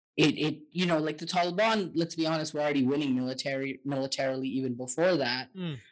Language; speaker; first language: English; native; English